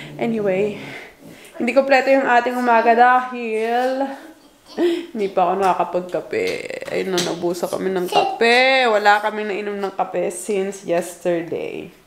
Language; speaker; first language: Filipino; native; Filipino